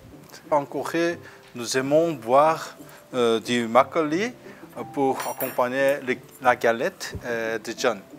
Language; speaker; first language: French; non-native, fluent; Korean